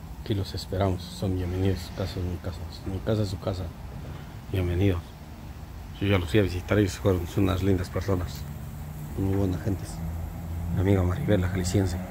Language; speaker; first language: Spanish; native; Spanish